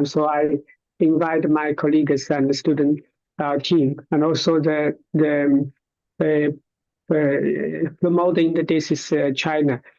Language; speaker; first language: English; non-native, learner; Chinese